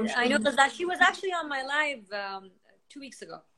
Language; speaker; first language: English; non-native, fluent; Arabic